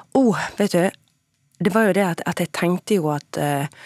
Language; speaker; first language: Norwegian; native; Norwegian